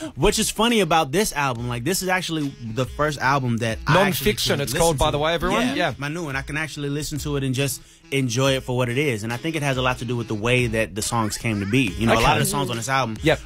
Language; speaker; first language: English; native; English